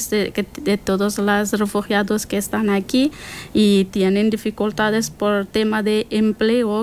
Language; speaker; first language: Spanish; non-native, learner; Persian